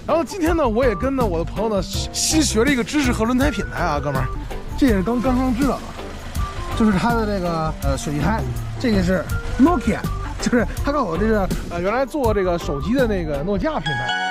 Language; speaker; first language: Chinese; native; Chinese